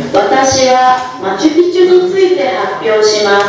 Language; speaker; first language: Japanese; non-native, learner; Indonesian